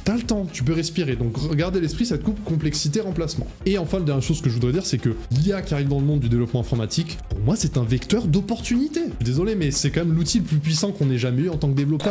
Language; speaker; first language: French; native; French